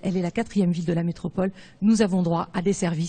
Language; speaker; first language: French; native; French